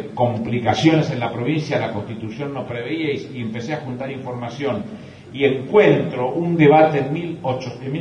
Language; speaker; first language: Spanish; native; Spanish